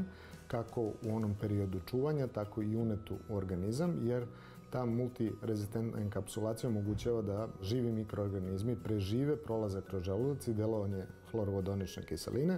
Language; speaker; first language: Serbian; native; Serbian